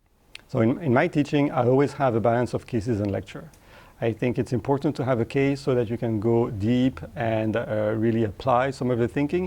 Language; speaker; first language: English; non-native, fluent; French